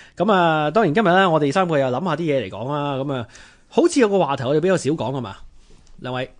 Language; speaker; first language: Cantonese; native; Cantonese